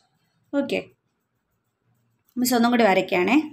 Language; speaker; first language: Malayalam; native; Malayalam